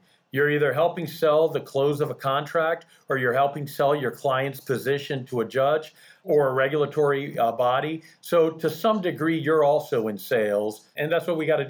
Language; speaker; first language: English; early bilingual, other home language; Spanish